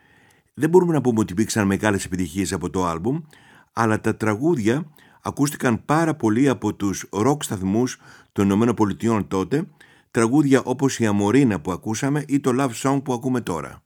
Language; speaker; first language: Greek; native; Greek